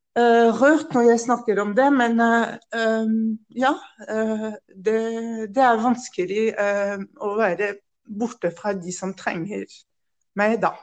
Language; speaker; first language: Norwegian; non-native, fluent; French